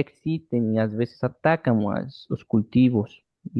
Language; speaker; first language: Spanish; non-native, fluent; Portuguese